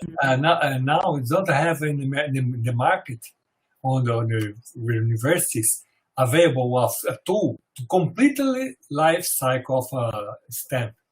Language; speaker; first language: English; non-native, fluent; Portuguese